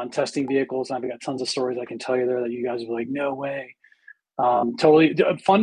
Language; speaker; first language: English; native; English